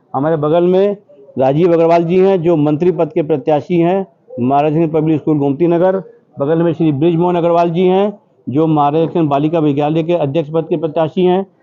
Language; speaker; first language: Hindi; native; Hindi